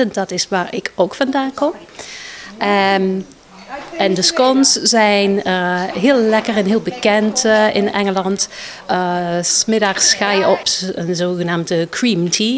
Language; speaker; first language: Dutch; non-native, fluent; English